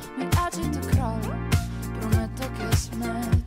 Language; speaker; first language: Italian; native; Italian